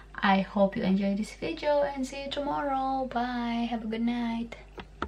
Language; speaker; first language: English; non-native, local second language; Cebuano